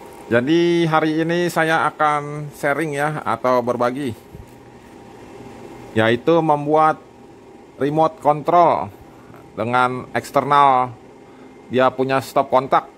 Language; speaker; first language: Indonesian; native; Indonesian